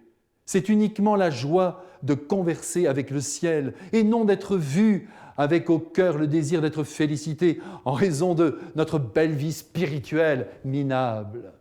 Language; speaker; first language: French; native; French